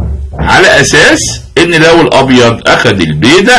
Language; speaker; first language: Arabic; native; Arabic